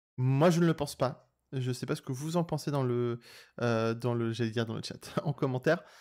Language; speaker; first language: French; native; French